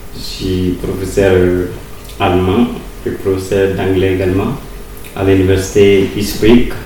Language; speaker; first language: French; non-native, local second language; Bambara